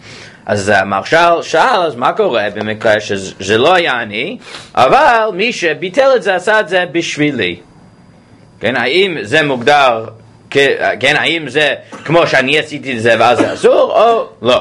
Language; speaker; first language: Hebrew; non-native, fluent; English